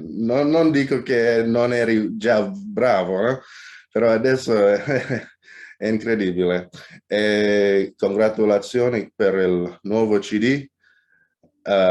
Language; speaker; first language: Italian; non-native, fluent; Indonesian